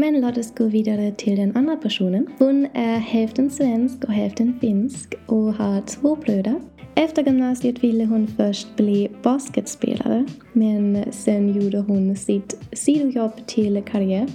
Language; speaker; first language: Swedish; non-native, learner; English